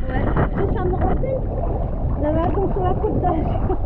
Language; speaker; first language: French; native; French